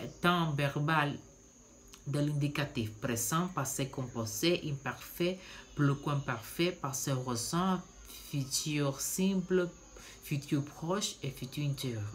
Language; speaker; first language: French; non-native, learner; Spanish